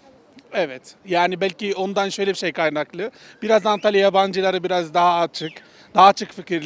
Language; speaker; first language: Turkish; non-native, fluent; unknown